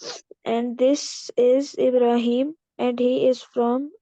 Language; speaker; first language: English; non-native, local second language; Urdu